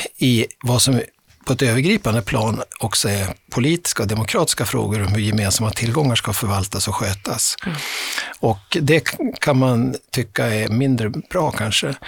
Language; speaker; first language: Swedish; native; Swedish